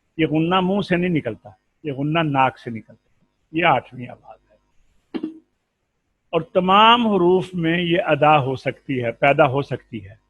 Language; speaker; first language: Urdu; non-native, local second language; Punjabi